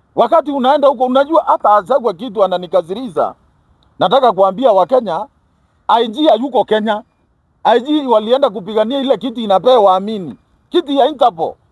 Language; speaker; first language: Swahili; non-native, local second language; Kikuyu